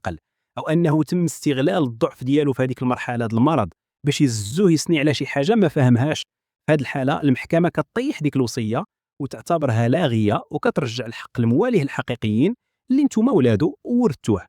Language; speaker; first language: Arabic; native; Arabic